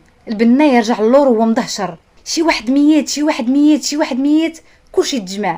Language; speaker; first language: Arabic; native; Arabic